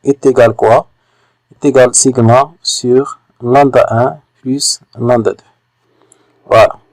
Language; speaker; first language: French; non-native, local second language; Arabic